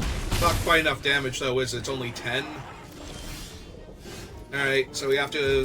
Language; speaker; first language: English; native; English